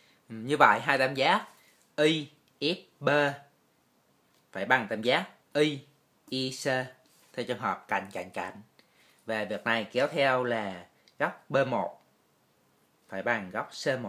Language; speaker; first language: Vietnamese; native; Vietnamese